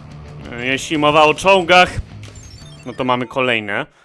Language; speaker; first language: Polish; native; Polish